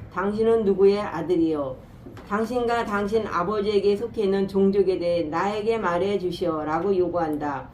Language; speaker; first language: Korean; native; Korean